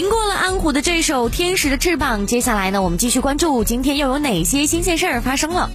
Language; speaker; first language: Chinese; native; Chinese